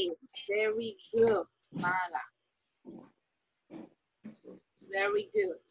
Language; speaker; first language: English; non-native, fluent; Spanish